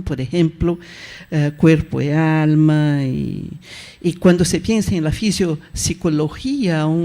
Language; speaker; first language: Spanish; non-native, fluent; Portuguese